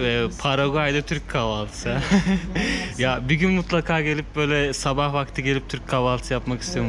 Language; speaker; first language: Turkish; native; Turkish